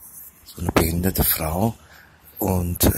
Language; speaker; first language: German; early bilingual, other home language; Turkish